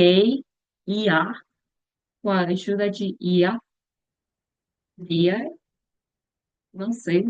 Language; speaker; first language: Portuguese; non-native, learner; Spanish